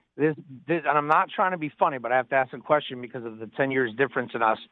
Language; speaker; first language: English; non-native, fluent; Romanian